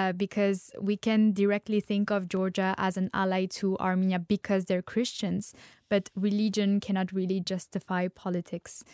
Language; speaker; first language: English; non-native, fluent; Armenian